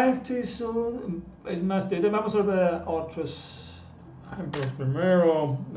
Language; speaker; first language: Spanish; non-native, fluent; English